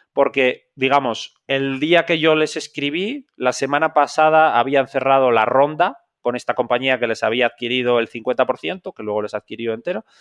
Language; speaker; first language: Spanish; native; Spanish